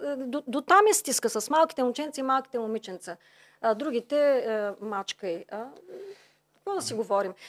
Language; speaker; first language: Bulgarian; native; Bulgarian